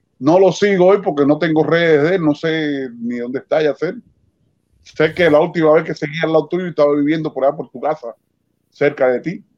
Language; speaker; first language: Spanish; native; Spanish